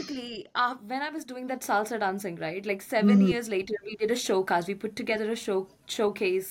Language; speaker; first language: English; non-native, local second language; Hindi